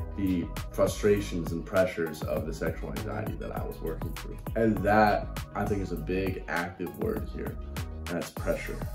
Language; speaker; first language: English; native; English